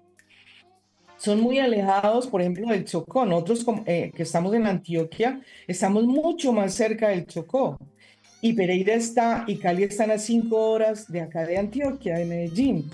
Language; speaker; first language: Spanish; native; Spanish